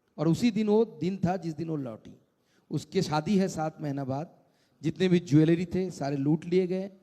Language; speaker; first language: Hindi; non-native, local second language; Bangla